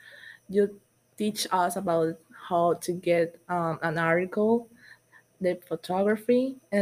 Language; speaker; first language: English; non-native, learner; Spanish